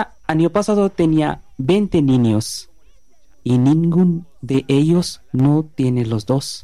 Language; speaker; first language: Spanish; non-native, learner; Bangla